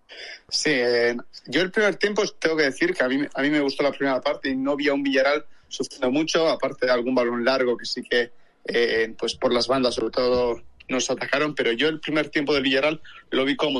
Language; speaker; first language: Spanish; native; Spanish